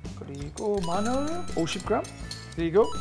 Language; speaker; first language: Korean; non-native, learner; English